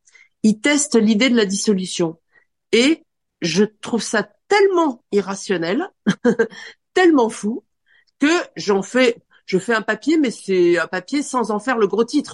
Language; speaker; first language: French; native; French